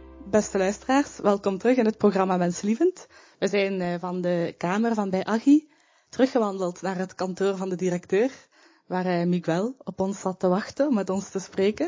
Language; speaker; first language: Dutch; native; Dutch